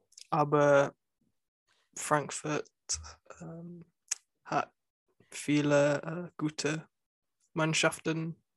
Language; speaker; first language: German; non-native, learner; English